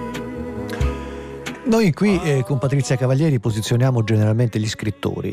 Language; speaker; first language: Italian; native; Italian